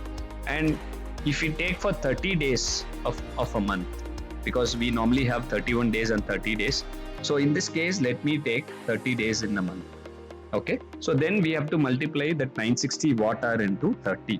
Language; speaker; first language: English; non-native, local second language; Tamil